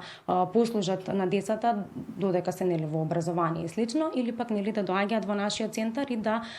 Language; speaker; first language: Macedonian; native; Macedonian